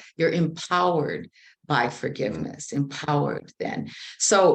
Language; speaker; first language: English; native; English